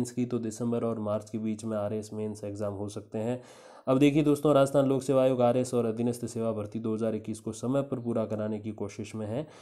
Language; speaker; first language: Hindi; native; Hindi